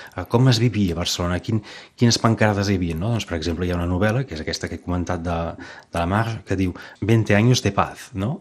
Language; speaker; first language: Catalan; native; Catalan